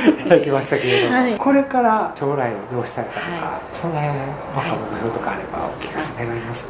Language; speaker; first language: Japanese; native; Japanese